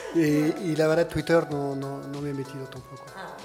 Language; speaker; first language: Spanish; non-native, fluent; French